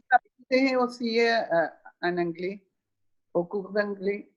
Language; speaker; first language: French; non-native, learner; Spanish